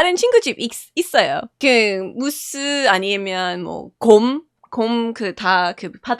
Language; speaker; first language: Korean; non-native, fluent; English